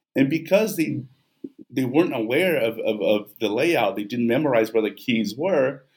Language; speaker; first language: English; non-native, fluent; Portuguese